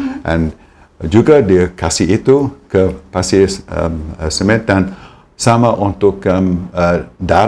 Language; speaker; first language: Indonesian; non-native, fluent; English